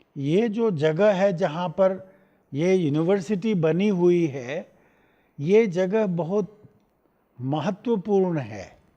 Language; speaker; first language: Hindi; native; Hindi